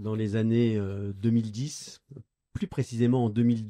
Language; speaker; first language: French; native; French